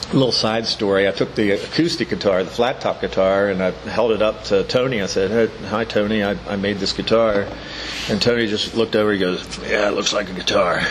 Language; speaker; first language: English; native; English